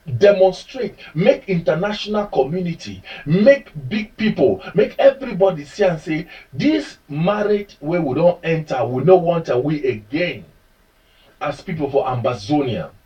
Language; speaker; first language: Nigerian Pidgin; native; Nigerian Pidgin